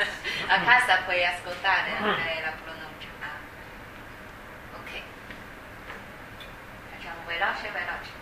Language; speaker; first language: Italian; non-native, learner; Chinese